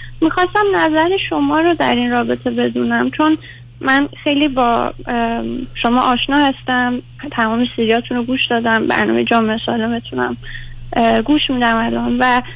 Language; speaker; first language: Persian; early bilingual, heritage; Persian